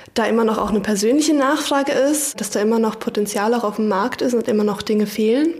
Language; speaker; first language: German; native; German